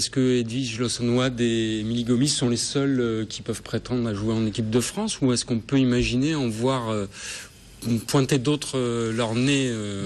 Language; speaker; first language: French; native; French